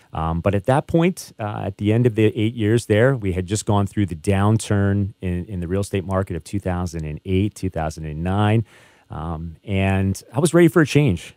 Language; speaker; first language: English; native; English